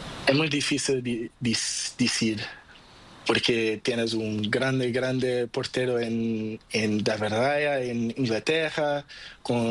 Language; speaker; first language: Spanish; non-native, learner; Portuguese